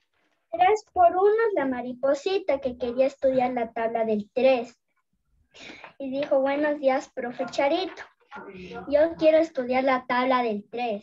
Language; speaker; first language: Spanish; native; Spanish